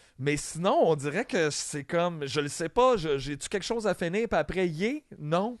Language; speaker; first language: French; native; French